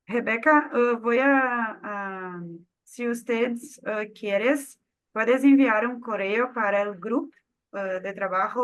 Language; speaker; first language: Spanish; non-native, fluent; Portuguese